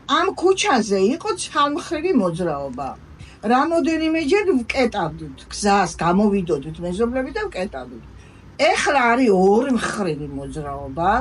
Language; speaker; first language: Georgian; native; Georgian